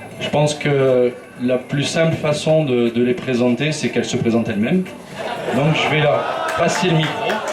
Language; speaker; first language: French; native; French